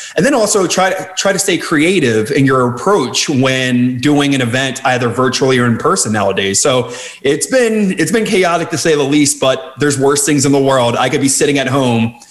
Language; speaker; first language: English; native; English